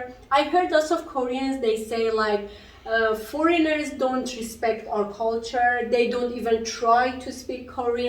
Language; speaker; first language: English; non-native, local second language; Persian